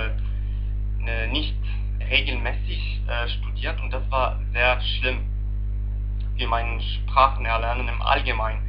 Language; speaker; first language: German; non-native, learner; Arabic